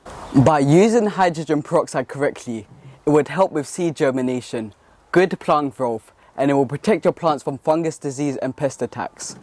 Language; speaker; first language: English; early bilingual, other home language; Bangla